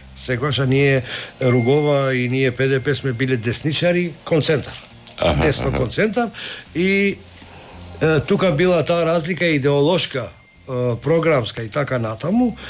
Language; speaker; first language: Macedonian; non-native, local second language; Albanian